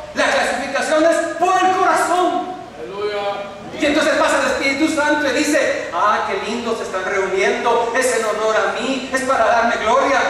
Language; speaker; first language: Spanish; native; Spanish